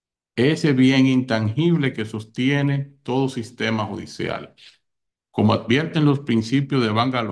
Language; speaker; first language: Spanish; native; Spanish